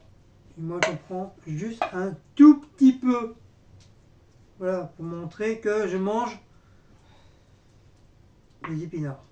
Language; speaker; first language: French; native; French